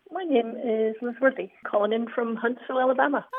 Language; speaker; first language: English; native; English